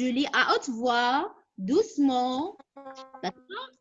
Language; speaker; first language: French; non-native, local second language; Arabic